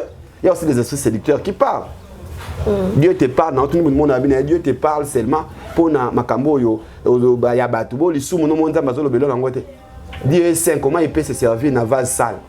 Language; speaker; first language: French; non-native, local second language; Lingala